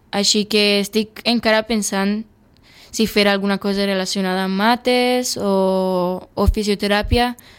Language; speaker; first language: Catalan; early bilingual, other home language; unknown